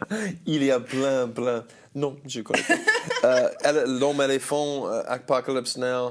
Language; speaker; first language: French; non-native, learner; English